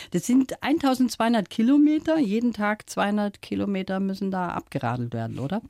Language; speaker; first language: German; native; German